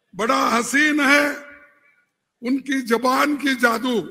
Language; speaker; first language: Hindi; non-native, local second language; Kannada